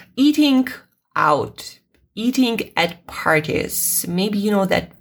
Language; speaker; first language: English; non-native, fluent; Russian